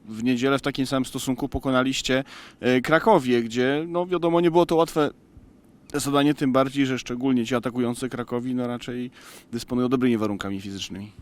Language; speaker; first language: Polish; native; Polish